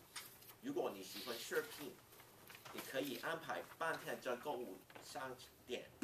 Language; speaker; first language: Chinese; non-native, local second language; Cantonese